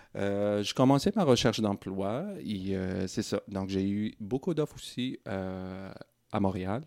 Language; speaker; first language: French; non-native, local second language; Arabic